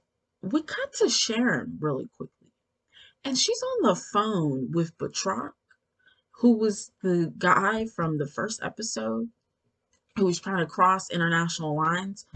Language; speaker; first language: English; native; English